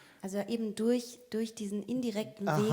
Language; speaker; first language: German; native; German